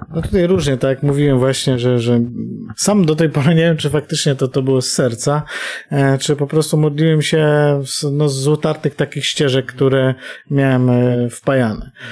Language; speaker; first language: Polish; native; Polish